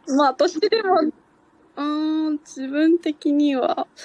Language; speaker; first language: Japanese; non-native, fluent; Cantonese